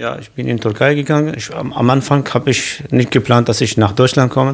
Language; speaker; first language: German; non-native, learner; Kurdish